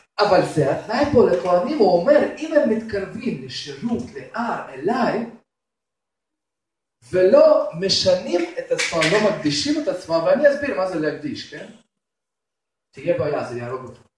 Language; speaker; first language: Hebrew; non-native, fluent; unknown